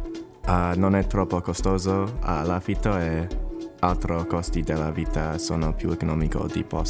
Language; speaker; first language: Italian; non-native, learner; English